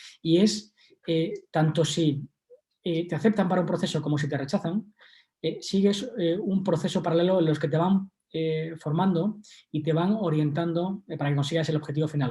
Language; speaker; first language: Spanish; native; Spanish